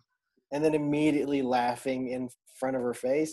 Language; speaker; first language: English; non-native, local second language; Filipino